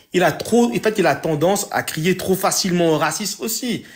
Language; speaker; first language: French; native; French